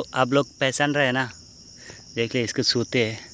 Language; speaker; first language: Hindi; non-native, local second language; Bangla